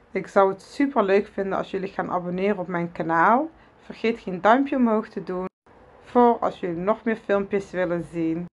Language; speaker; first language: Dutch; early bilingual, other home language; Arabic